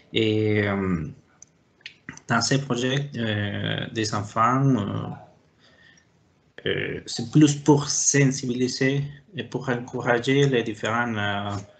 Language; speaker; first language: French; non-native, learner; Spanish